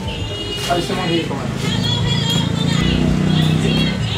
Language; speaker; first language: Filipino; non-native, local second language; Cebuano